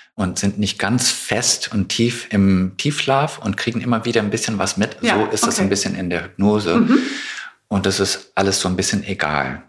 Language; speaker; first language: German; non-native, fluent; English